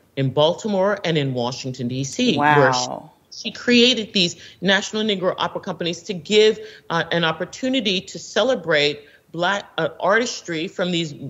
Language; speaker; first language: English; native; English